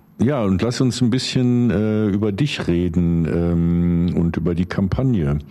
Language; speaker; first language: German; native; German